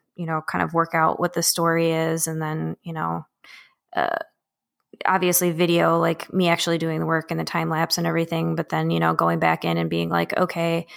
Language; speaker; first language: English; native; English